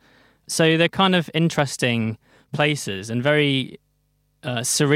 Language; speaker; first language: English; native; English